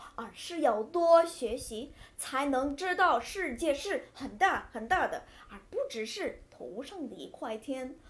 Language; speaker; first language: Chinese; non-native, fluent; English